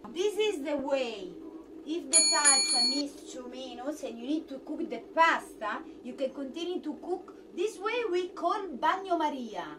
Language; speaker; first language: English; non-native, learner; Italian